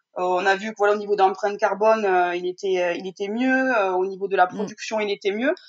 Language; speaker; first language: French; native; French